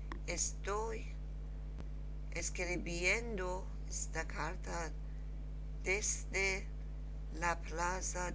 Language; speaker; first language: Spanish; non-native, learner; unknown